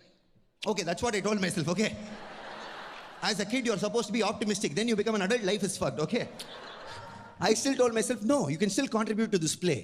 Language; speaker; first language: English; non-native, local second language; Tamil